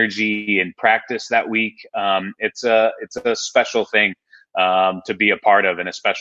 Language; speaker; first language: English; native; English